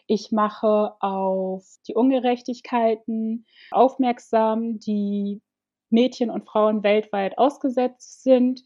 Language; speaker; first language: German; early bilingual, other home language; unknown